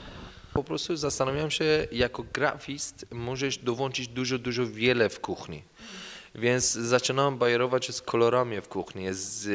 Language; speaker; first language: Polish; non-native, learner; Persian